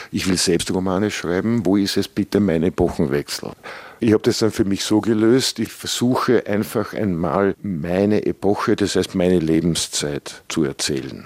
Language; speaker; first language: German; native; German